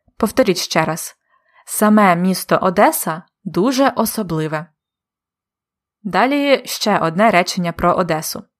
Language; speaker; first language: Ukrainian; native; Ukrainian